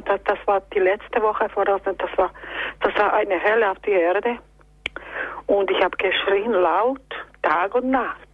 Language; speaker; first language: German; non-native, learner; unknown